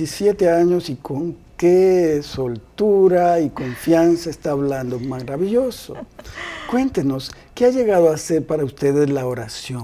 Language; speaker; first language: Spanish; native; Spanish